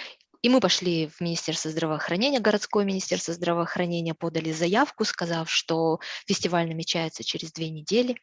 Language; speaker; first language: Russian; native; Russian